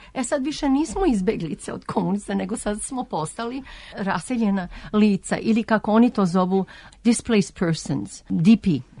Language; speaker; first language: Serbian; early bilingual, heritage; Serbian